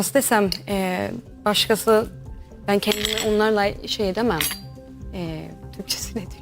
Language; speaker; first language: Turkish; early bilingual, heritage; Turkish